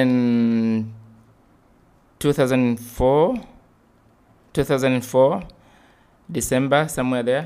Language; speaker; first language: English; non-native, local second language; Swahili